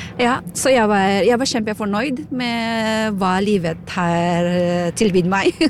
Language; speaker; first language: Norwegian; non-native, fluent; Filipino